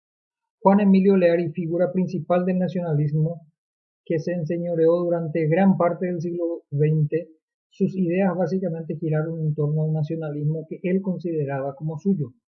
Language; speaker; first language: Spanish; native; Spanish